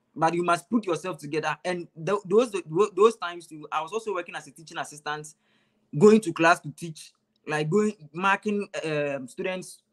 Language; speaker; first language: English; non-native, local second language; Akan